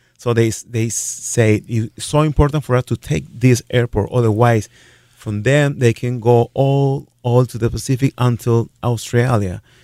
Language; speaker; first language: English; non-native, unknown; Spanish